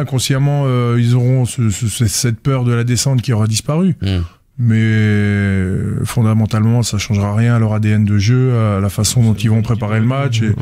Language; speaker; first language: French; native; French